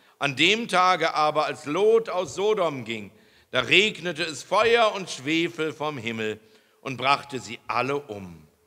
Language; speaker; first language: German; native; German